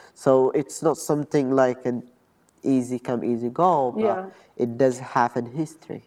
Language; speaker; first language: English; non-native, fluent; Arabic